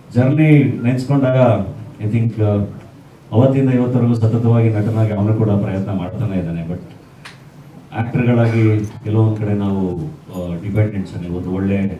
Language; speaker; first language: Kannada; native; Kannada